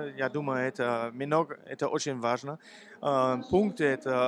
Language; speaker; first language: Russian; non-native, learner; German